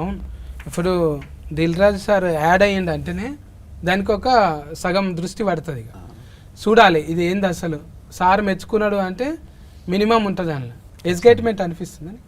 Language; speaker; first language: Telugu; native; Telugu